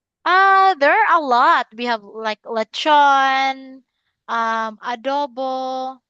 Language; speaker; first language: English; non-native, local second language; Filipino